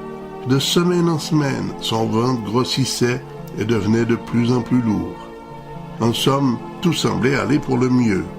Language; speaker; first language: French; native; French